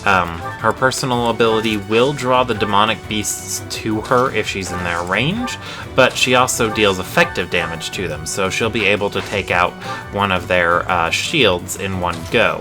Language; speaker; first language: English; native; English